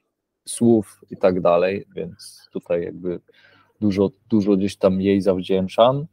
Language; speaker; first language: Polish; early bilingual, heritage; Polish